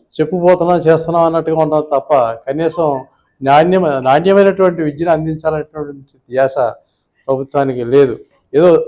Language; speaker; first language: Telugu; native; Telugu